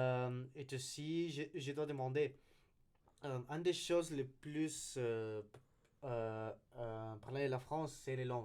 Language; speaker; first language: French; non-native, learner; Spanish